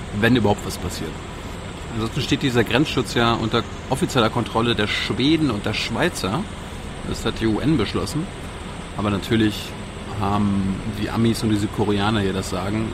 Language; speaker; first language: German; native; German